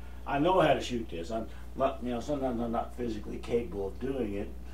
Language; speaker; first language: English; native; English